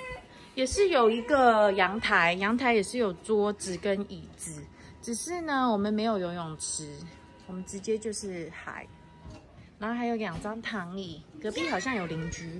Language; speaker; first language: Chinese; native; Chinese